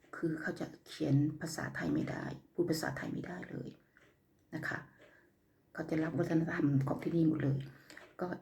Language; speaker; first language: Thai; native; Thai